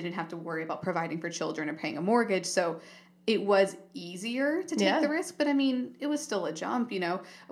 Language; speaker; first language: English; native; English